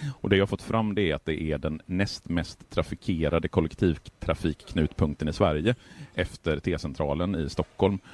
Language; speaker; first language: Swedish; native; Swedish